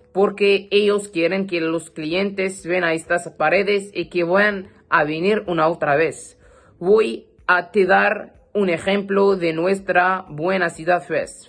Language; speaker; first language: Spanish; non-native, learner; Arabic